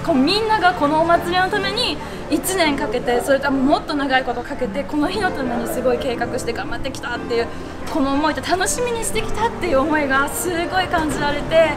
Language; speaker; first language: Japanese; native; Japanese